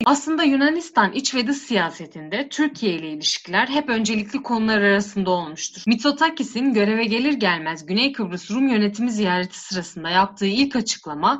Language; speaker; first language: Turkish; native; Turkish